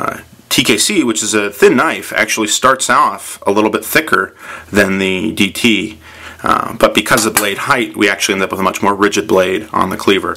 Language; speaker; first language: English; native; English